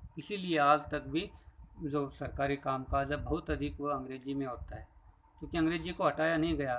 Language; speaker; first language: Hindi; native; Hindi